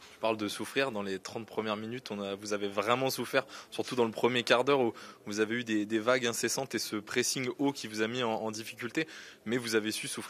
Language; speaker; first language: French; native; French